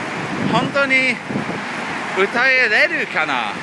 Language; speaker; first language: Japanese; non-native, learner; English